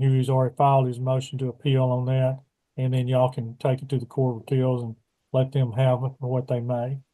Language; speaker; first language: English; native; English